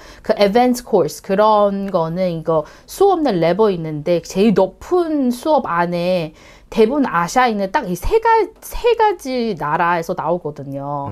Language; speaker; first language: Korean; non-native, learner; Chinese